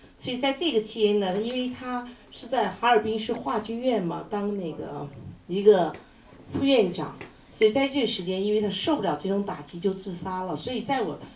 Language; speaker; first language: Chinese; native; Chinese